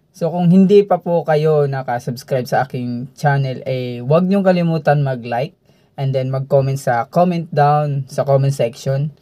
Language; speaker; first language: Filipino; non-native, local second language; Cebuano